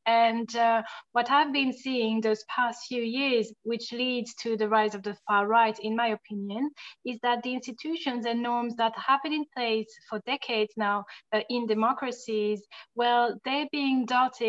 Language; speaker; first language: English; non-native, fluent; French